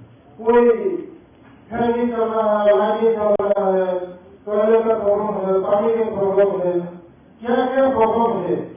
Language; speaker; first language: Hindi; non-native, local second language; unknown